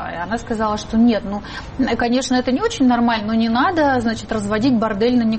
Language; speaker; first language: Russian; native; Russian